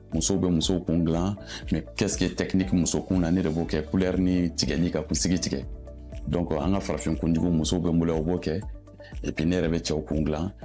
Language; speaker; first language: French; non-native, local second language; Bambara